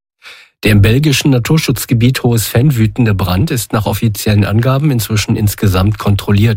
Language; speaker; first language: German; native; German